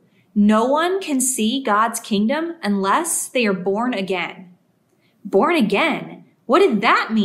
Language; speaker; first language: English; native; English